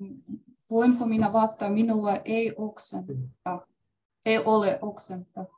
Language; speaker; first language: Finnish; non-native, learner; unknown